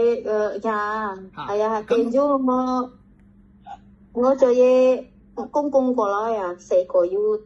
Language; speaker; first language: Chinese; non-native, learner; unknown